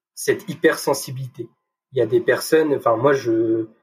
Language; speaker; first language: French; native; French